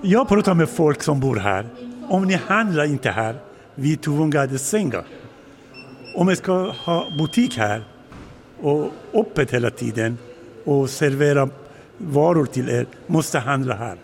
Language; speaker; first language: Swedish; non-native, learner; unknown